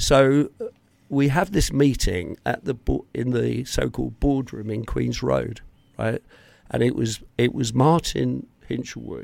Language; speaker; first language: English; native; English